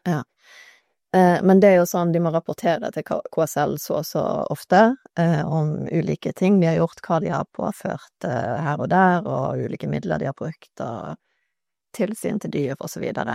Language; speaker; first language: Norwegian; native; Norwegian